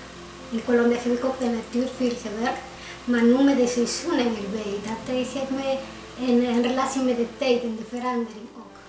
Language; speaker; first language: Dutch; non-native, fluent; Spanish